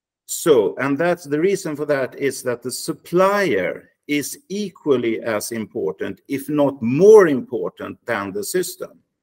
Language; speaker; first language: English; non-native, fluent; Swedish